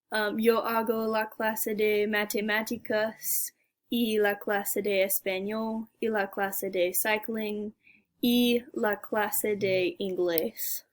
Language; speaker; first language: Spanish; non-native, learner; English